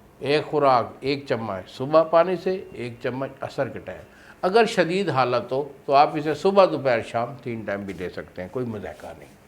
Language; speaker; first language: Urdu; non-native, local second language; Punjabi